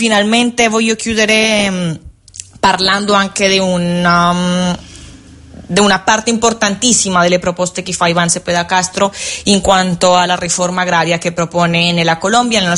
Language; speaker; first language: Italian; non-native, fluent; Spanish